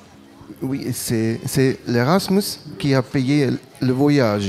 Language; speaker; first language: French; non-native, learner; German